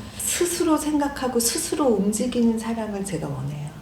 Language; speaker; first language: Korean; native; Korean